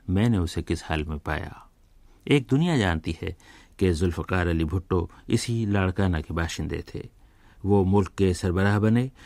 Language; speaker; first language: Urdu; native; Urdu